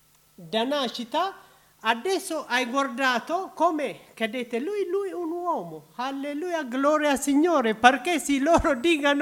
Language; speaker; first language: Italian; non-native, learner; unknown